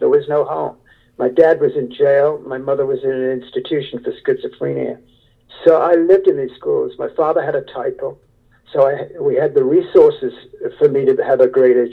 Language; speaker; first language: English; native; English